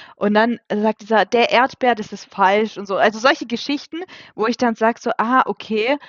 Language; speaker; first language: German; early bilingual, other home language; Russian